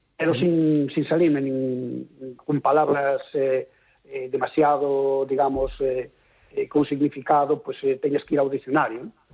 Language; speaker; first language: Galician; native; Galician